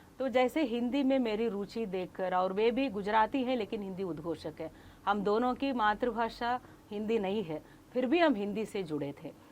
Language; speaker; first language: Hindi; non-native, local second language; Kannada